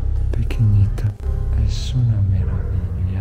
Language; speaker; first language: Spanish; non-native, fluent; Italian